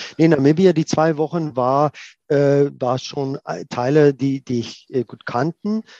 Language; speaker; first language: German; non-native, fluent; Afrikaans